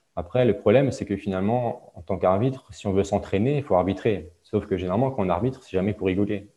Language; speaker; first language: French; native; French